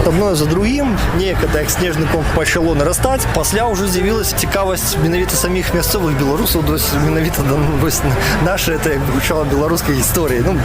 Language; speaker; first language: Belarusian; non-native, local second language; Russian